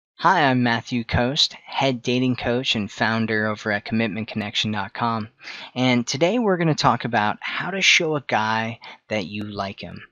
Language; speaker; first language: English; native; English